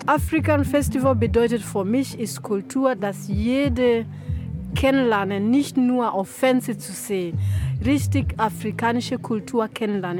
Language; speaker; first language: German; non-native, learner; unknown